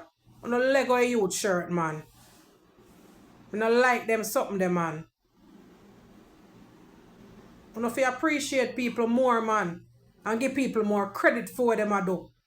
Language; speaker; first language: English; native; English